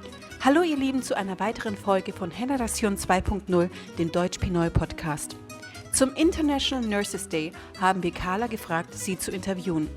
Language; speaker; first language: German; early bilingual, other home language; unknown